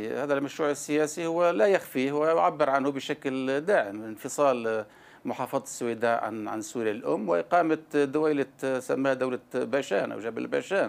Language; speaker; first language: Arabic; native; Arabic